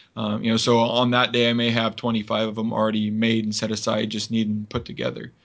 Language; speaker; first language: English; native; English